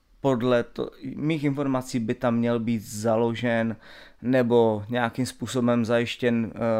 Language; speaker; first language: Czech; native; Czech